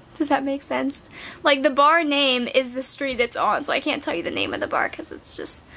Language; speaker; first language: English; native; English